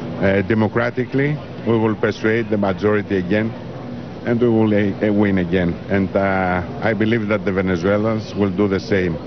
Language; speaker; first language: English; non-native, fluent; Greek